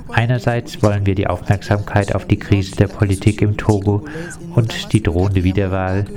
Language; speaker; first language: German; non-native, fluent; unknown